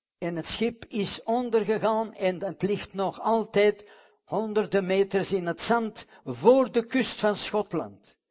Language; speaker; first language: Dutch; non-native, fluent; English